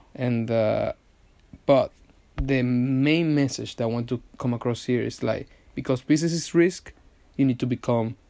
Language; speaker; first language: English; non-native, fluent; Spanish